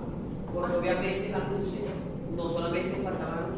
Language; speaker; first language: Spanish; native; Spanish